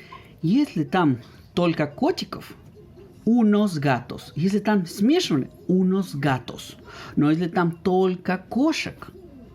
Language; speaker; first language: Russian; non-native, fluent; Spanish